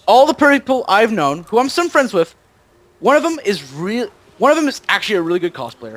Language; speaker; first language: English; native; English